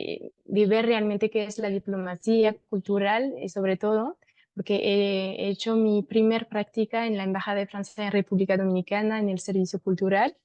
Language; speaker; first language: Spanish; non-native, fluent; French